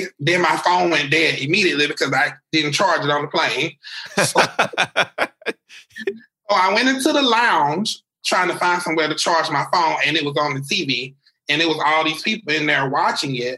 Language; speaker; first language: English; native; English